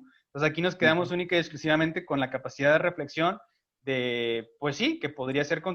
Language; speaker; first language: Spanish; native; Spanish